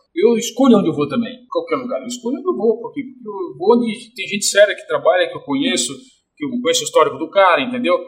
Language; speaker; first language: Portuguese; native; Portuguese